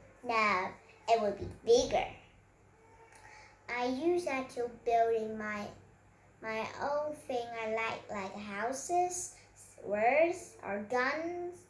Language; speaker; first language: English; non-native, learner; Vietnamese